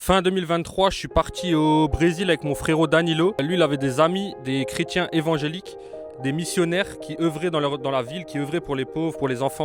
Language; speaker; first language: French; native; French